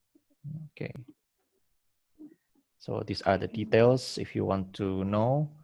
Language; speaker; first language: English; non-native, fluent; Indonesian